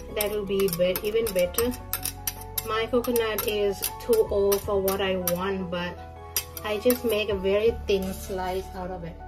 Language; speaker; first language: English; non-native, fluent; Thai